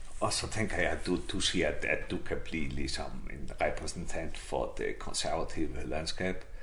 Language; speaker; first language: Danish; non-native, local second language; Faroese